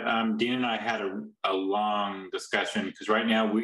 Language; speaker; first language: English; native; English